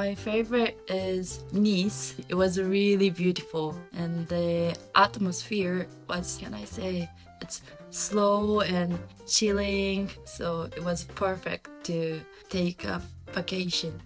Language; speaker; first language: English; non-native, learner; Japanese